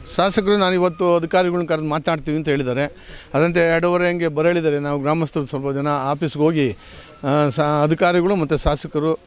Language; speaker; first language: Kannada; native; Kannada